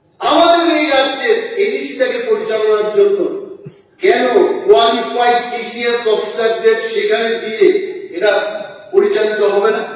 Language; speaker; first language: Bangla; non-native, local second language; Kok Borok